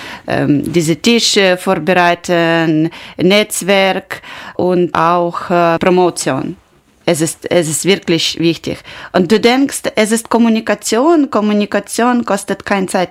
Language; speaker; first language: German; non-native, learner; Ukrainian